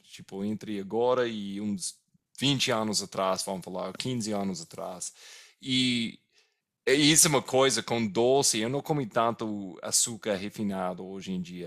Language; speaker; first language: Portuguese; non-native, fluent; English